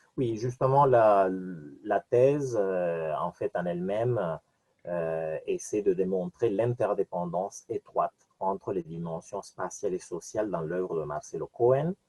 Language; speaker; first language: French; non-native, fluent; Spanish